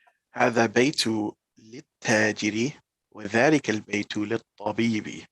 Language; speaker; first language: Arabic; non-native, learner; English